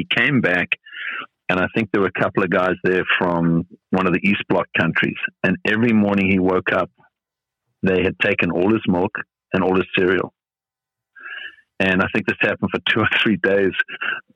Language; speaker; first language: English; native; English